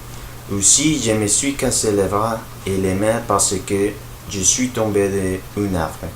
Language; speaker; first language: French; non-native, learner; Spanish